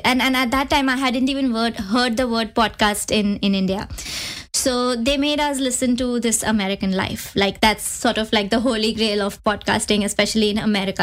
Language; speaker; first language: English; non-native, local second language; Hindi